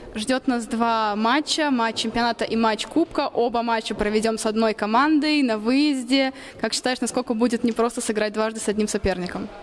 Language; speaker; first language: Russian; native; Russian